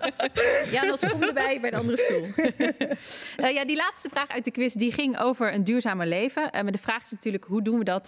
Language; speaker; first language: Dutch; native; Dutch